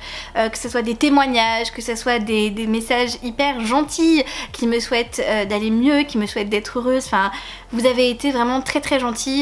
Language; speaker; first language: French; native; French